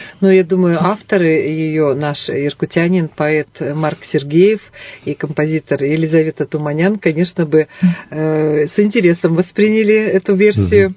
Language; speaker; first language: Russian; native; Russian